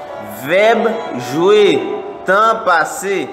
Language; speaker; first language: French; non-native, local second language; Haitian Creole